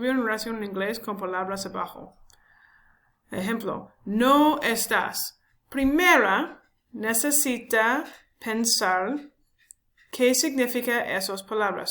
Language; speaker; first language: Spanish; non-native, learner; English